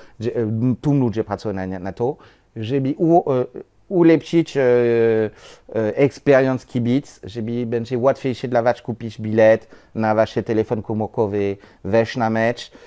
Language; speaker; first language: Polish; non-native, learner; French